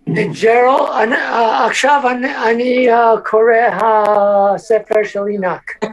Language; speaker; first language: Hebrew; non-native, learner; English